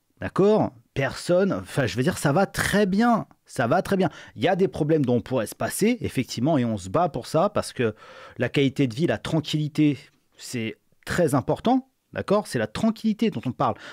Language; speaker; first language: French; native; French